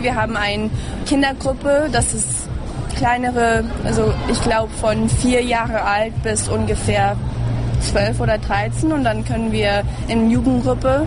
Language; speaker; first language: German; early bilingual, heritage; English